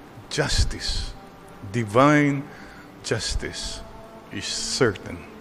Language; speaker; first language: English; non-native, local second language; Filipino